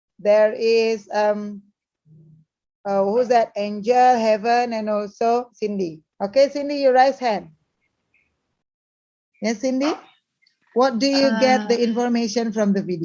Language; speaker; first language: English; non-native, learner; Indonesian